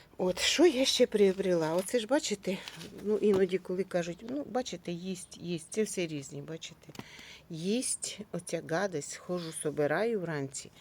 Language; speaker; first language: Ukrainian; native; Ukrainian